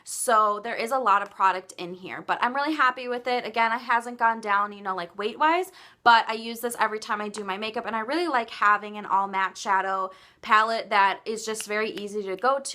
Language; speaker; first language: English; native; English